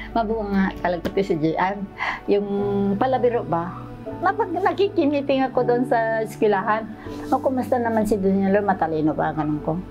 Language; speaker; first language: Filipino; non-native, local second language; Iloko